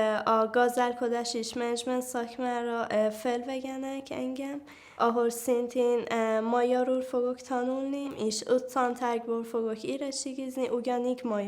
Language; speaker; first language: Hungarian; non-native, fluent; Persian